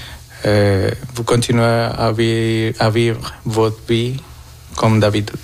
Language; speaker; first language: French; non-native, fluent; Spanish